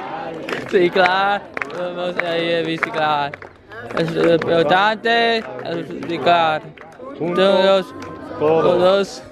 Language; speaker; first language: Spanish; non-native, learner; English